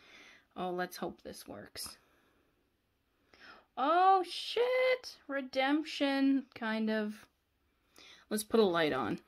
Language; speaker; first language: English; native; English